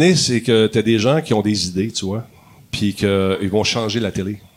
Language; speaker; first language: French; native; French